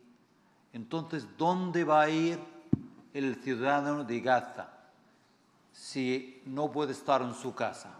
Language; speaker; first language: Spanish; non-native, fluent; Arabic